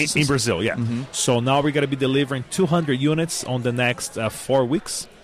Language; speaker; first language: English; non-native, fluent; Portuguese